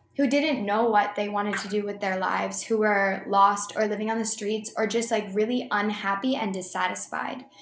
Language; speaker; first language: English; native; English